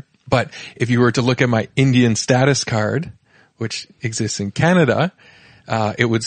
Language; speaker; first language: English; native; English